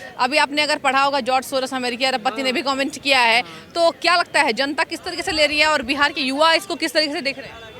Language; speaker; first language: Hindi; native; Hindi